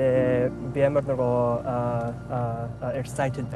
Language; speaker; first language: Mongolian; non-native, learner; English